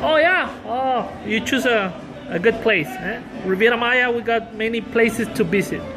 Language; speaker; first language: English; non-native, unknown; Spanish